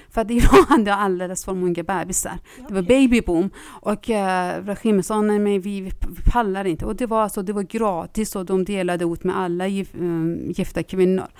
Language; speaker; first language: Swedish; non-native, fluent; Persian